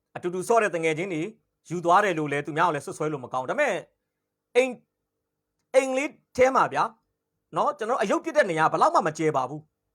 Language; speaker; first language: Burmese; native; Burmese